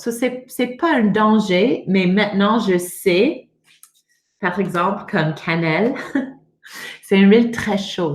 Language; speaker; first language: French; non-native, learner; English